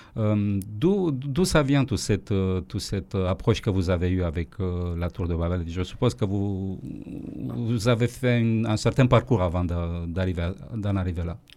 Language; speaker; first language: French; non-native, fluent; Romanian